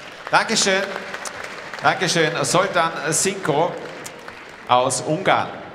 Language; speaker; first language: German; native; German